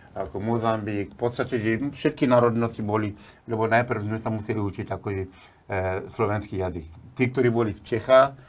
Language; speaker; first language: Slovak; non-native, fluent; Bambara